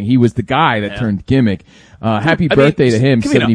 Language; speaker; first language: English; native; English